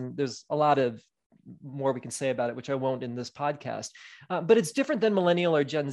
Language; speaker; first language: English; native; English